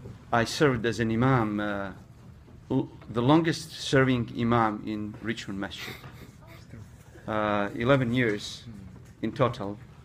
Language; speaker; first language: English; non-native, fluent; Bosnian